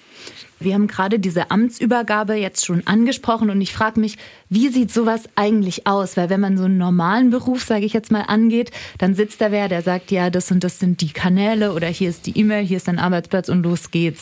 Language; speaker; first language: German; native; German